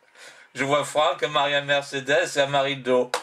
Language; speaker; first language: French; native; French